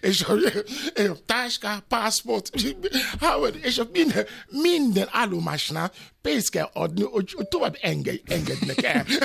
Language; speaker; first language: Hungarian; non-native, fluent; Yoruba